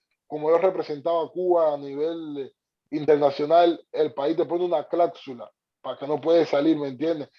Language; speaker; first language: Spanish; native; Spanish